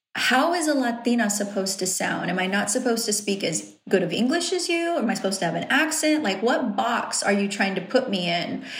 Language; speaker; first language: English; native; English